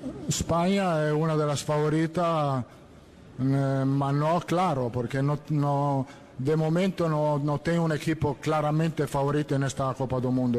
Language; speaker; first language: Portuguese; non-native, learner; Italian